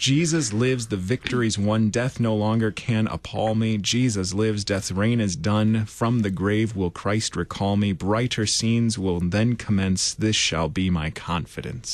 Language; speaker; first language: English; native; English